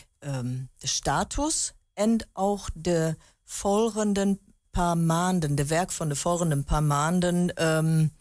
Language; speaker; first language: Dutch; non-native, learner; German